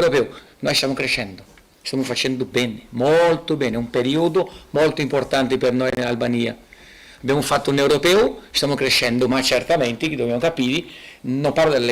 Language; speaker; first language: Italian; non-native, fluent; Portuguese